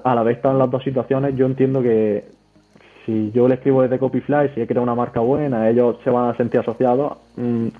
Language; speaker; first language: Spanish; native; Spanish